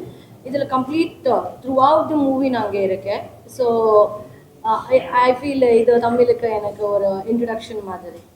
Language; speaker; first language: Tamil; non-native, learner; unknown